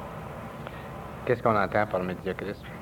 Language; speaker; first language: French; native; French